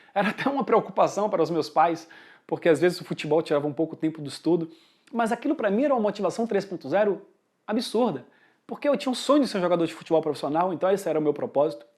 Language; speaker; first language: Portuguese; early bilingual, heritage; Portuguese